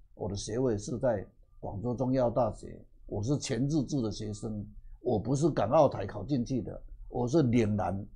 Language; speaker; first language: Chinese; native; Chinese